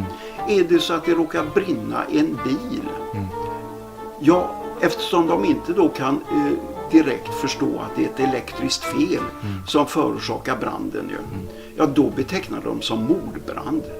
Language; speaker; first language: Swedish; native; Swedish